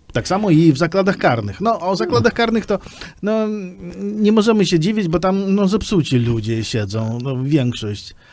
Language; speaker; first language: Polish; native; Polish